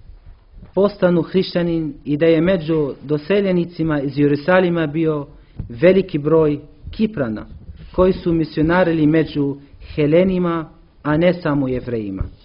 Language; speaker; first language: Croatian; non-native, learner; Arabic